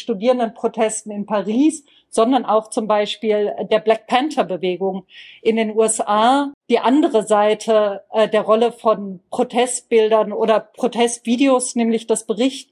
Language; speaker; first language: German; native; German